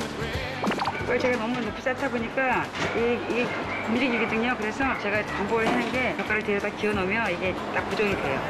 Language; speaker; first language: Korean; native; Korean